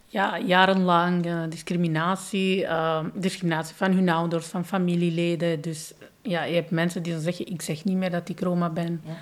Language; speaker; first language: Dutch; non-native, fluent; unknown